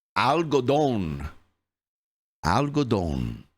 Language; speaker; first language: Spanish; non-native, learner; English